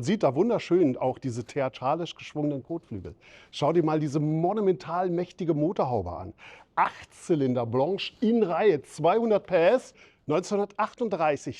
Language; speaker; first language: German; native; German